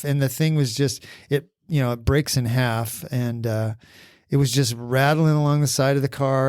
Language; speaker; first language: English; native; English